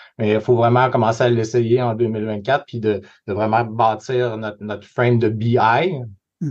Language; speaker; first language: French; native; French